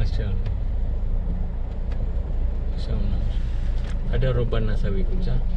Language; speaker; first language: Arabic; non-native, learner; Indonesian